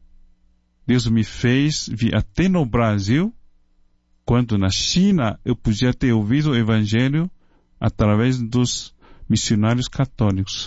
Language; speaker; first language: Portuguese; non-native, fluent; Chinese